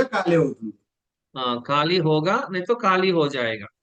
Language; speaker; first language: Hindi; non-native, local second language; Telugu